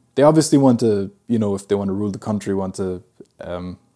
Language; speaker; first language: English; early bilingual, other home language; Pashto